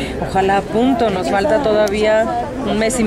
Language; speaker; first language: Spanish; native; Spanish